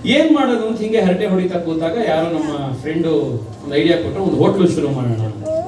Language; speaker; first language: Kannada; native; Kannada